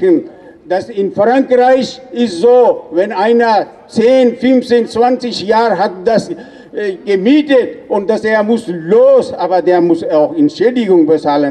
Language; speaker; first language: German; non-native, learner; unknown